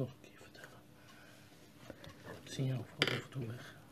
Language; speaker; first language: Dutch; native; Dutch